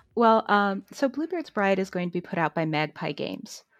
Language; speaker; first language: English; native; English